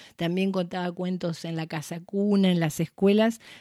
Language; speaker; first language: Spanish; native; Spanish